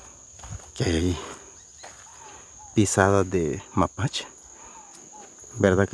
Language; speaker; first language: Spanish; native; Spanish